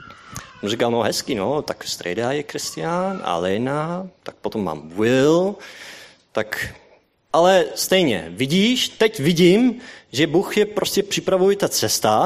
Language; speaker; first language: Czech; non-native, learner; Dutch